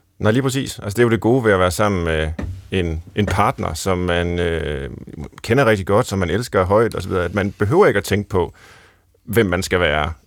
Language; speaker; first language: Danish; native; Danish